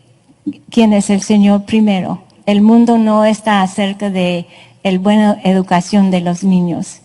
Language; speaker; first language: Spanish; non-native, fluent; English